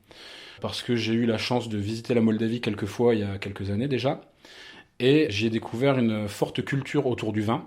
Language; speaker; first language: French; native; French